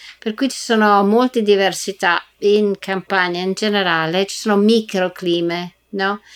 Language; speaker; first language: Italian; non-native, fluent; English